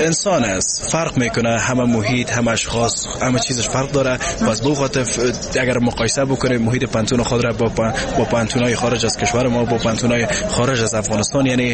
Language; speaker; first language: Persian; native; Persian